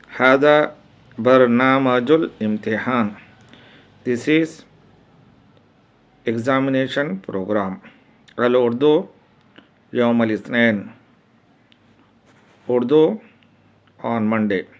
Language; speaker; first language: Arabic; non-native, fluent; Urdu